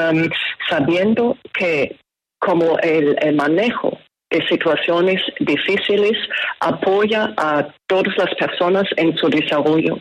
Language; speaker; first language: Spanish; non-native, fluent; German